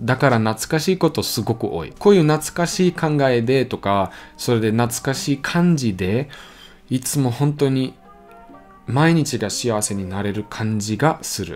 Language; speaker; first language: Japanese; non-native, learner; German